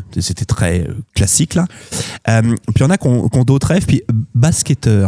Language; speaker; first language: French; native; French